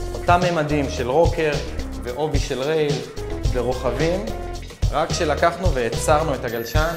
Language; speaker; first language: Hebrew; native; Hebrew